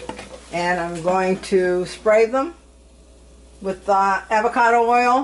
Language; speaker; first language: English; native; English